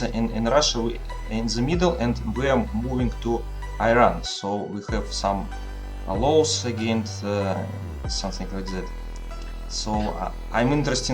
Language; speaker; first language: English; non-native, learner; Russian